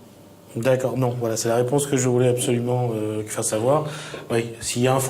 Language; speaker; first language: French; native; French